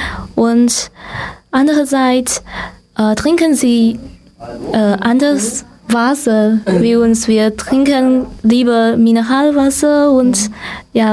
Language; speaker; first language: German; non-native, learner; Chinese